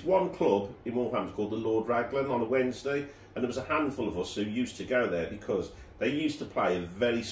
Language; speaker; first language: English; native; English